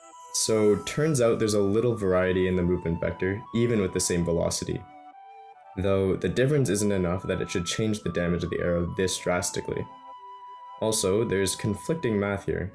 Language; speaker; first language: English; native; English